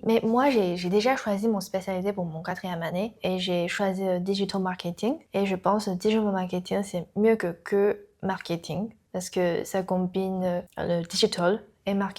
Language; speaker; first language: French; non-native, learner; Chinese